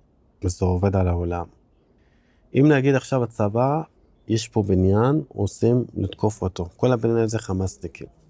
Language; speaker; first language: Hebrew; non-native, local second language; Arabic